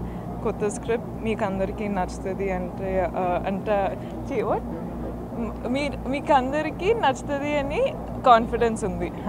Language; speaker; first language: Telugu; non-native, fluent; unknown